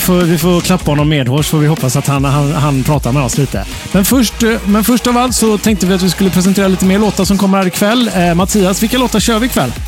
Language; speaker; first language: Swedish; native; Swedish